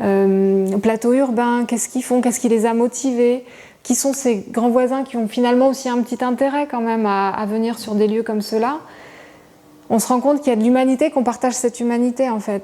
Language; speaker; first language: French; native; French